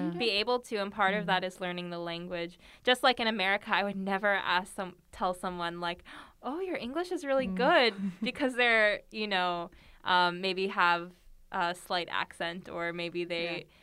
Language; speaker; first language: English; native; English